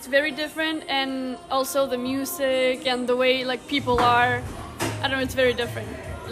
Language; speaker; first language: English; non-native, fluent; Spanish